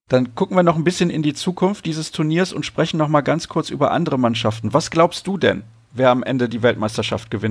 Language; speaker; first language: German; native; German